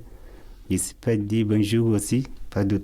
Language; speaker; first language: French; non-native, learner; Arabic